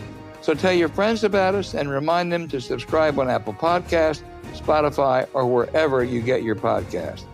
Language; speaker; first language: English; native; English